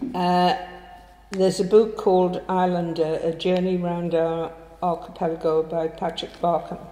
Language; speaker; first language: English; native; English